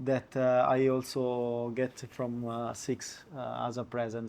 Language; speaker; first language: English; non-native, learner; Italian